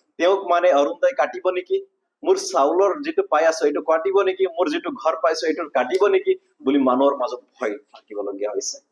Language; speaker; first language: Assamese; non-native, local second language; Nepali